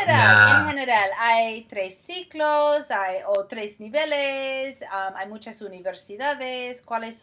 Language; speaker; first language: Spanish; non-native, fluent; English